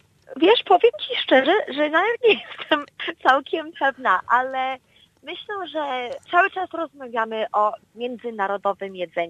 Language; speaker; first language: Polish; early bilingual, heritage; Polish